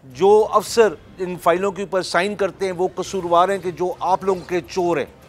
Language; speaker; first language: Urdu; non-native, local second language; Punjabi